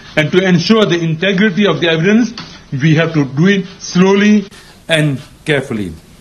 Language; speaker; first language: English; non-native, local second language; Malay